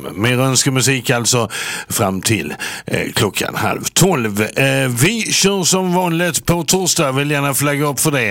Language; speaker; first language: Swedish; native; Swedish